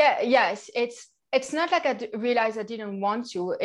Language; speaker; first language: English; non-native, fluent; French